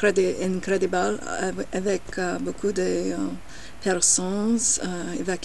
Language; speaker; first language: French; non-native, learner; English